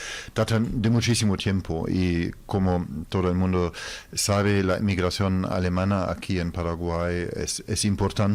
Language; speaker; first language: Spanish; non-native, fluent; German